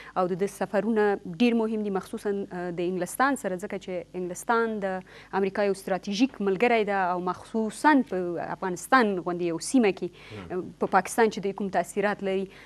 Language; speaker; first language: Pashto; non-native, local second language; Persian